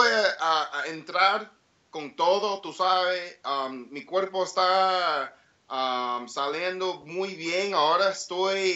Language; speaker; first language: Spanish; early bilingual, heritage; English